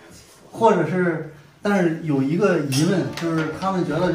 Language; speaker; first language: Chinese; native; Chinese